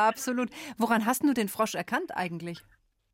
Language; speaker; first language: German; native; German